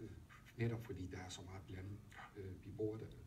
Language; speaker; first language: Danish; non-native, fluent; Turkish